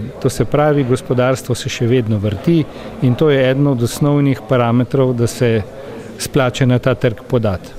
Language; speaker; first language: Slovenian; native; Slovenian